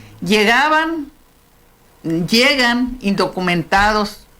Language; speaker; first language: Spanish; native; Spanish